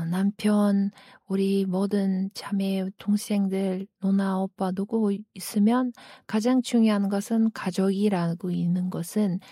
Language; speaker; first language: Korean; non-native, learner; Kyrgyz